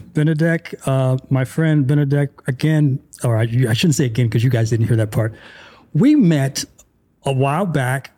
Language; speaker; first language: English; native; English